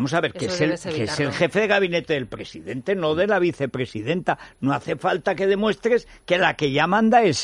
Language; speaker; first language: Spanish; native; Spanish